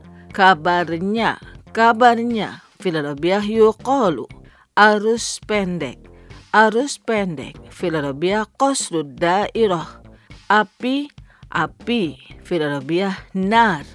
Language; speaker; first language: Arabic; non-native, fluent; Indonesian